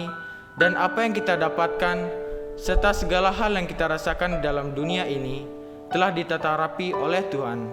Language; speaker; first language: Indonesian; native; Indonesian